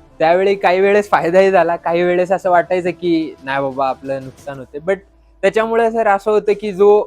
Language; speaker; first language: Marathi; native; Marathi